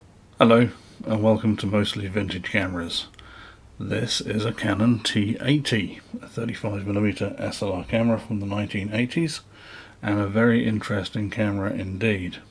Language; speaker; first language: English; native; English